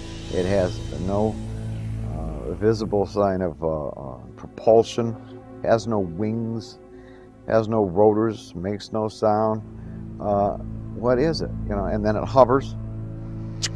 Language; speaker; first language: English; native; English